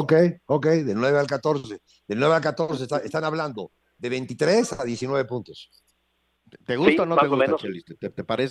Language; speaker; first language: Spanish; native; Spanish